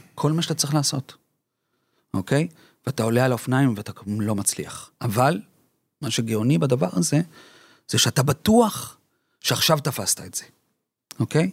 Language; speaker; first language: Hebrew; early bilingual, other home language; Spanish